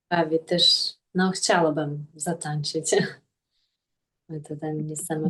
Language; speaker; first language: Polish; non-native, fluent; Russian